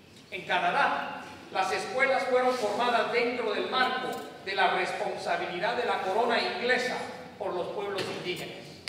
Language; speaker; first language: Spanish; native; Spanish